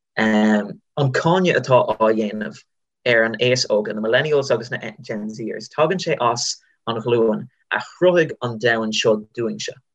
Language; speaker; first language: Irish; native; Irish